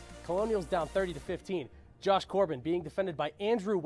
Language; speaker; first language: English; native; English